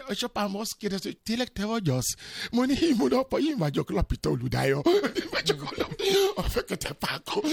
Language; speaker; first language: Hungarian; non-native, learner; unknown